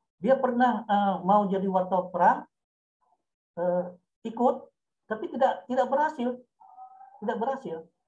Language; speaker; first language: Indonesian; non-native, local second language; Minangkabau